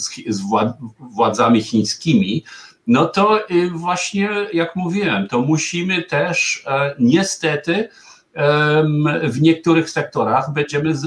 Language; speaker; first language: Polish; non-native, fluent; German